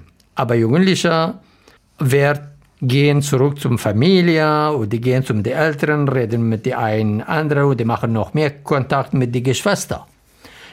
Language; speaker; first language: German; non-native, learner; Arabic